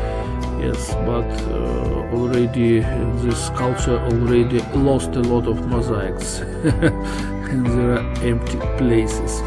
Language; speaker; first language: English; non-native, fluent; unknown